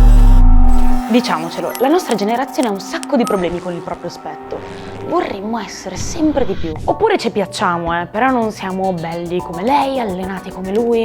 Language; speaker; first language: Italian; native; Italian